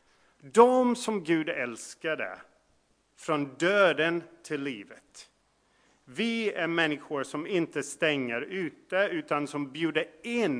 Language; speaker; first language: Swedish; non-native, fluent; English